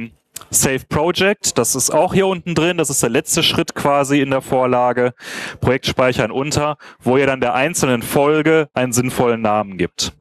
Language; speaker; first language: German; native; German